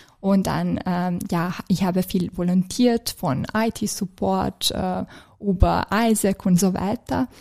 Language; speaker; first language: German; non-native, fluent; Serbian